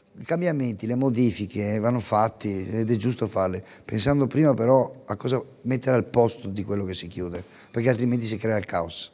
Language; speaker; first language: Italian; native; Italian